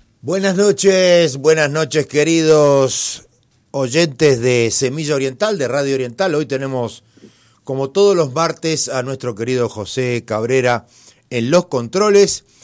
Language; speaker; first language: Spanish; non-native, fluent; Italian